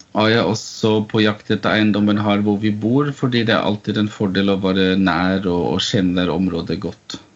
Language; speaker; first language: Norwegian; non-native, fluent; German